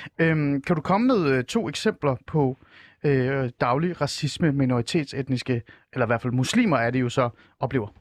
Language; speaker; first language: Danish; early bilingual, other home language; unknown